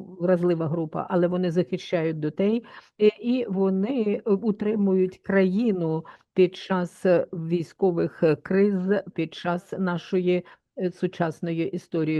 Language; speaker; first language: Ukrainian; native; Ukrainian